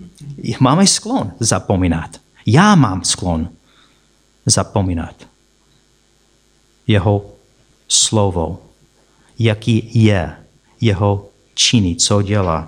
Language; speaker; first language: Czech; non-native, fluent; English